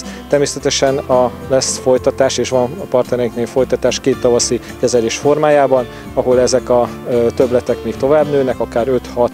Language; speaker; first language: Hungarian; native; Hungarian